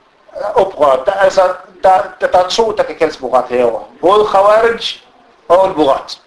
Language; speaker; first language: Danish; non-native, fluent; Arabic